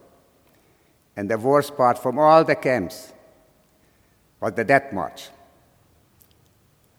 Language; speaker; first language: English; non-native, fluent; Slovak